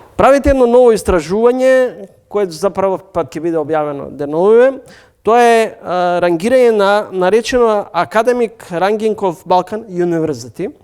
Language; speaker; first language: Macedonian; native; Macedonian